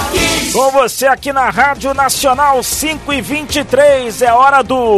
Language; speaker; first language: Portuguese; native; Portuguese